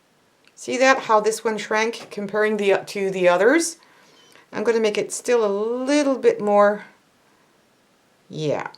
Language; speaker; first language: English; non-native, fluent; French